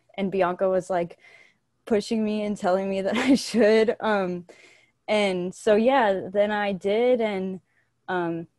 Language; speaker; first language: English; native; English